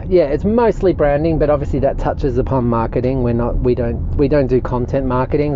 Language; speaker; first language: English; native; English